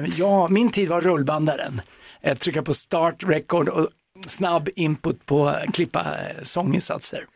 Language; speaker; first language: Swedish; native; Swedish